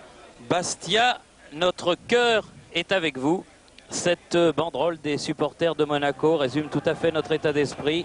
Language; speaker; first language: French; native; French